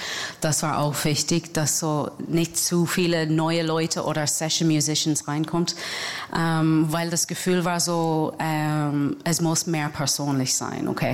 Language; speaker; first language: German; non-native, fluent; English